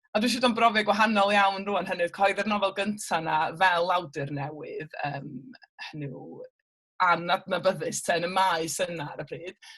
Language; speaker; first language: Welsh; native; Welsh